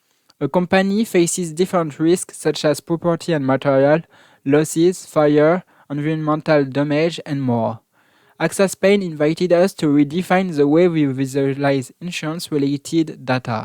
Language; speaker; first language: English; non-native, fluent; French